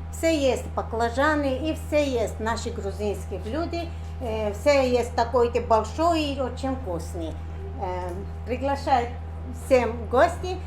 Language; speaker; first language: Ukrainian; non-native, learner; Georgian